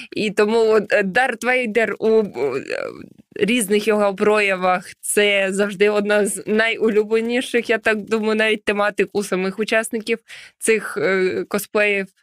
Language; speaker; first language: Ukrainian; native; Ukrainian